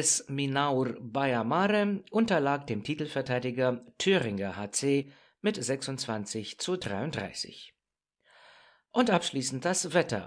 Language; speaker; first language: German; non-native, fluent; Romanian